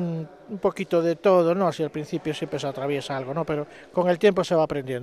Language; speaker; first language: Spanish; native; Spanish